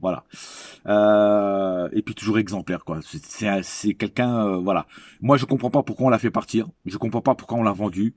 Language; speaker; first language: French; native; French